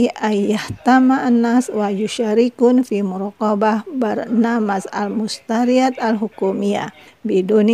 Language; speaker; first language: Arabic; non-native, fluent; Indonesian